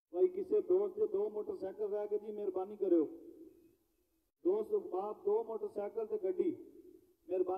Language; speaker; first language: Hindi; non-native, local second language; Punjabi